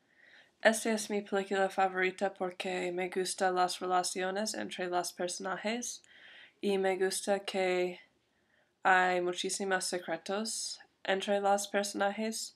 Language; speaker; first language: Spanish; non-native, learner; English